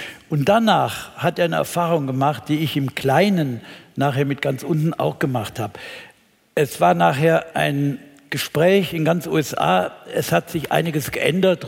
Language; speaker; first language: German; native; German